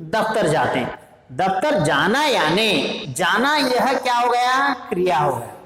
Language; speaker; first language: Hindi; non-native, local second language; Kannada